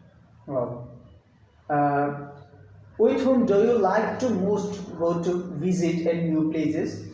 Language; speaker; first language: English; non-native, fluent; Bangla